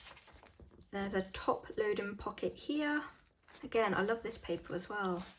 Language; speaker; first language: English; native; English